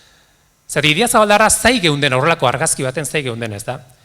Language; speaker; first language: Basque; native; Basque